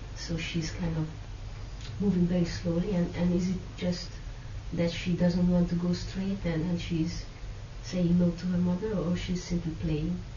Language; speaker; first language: English; non-native, fluent; Hungarian